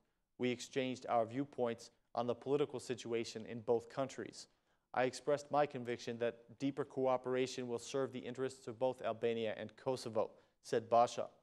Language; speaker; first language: English; non-native, fluent; Albanian